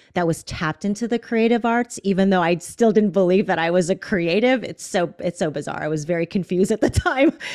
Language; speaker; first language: English; native; English